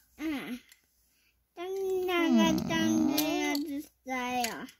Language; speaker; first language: Korean; early bilingual, heritage; Korean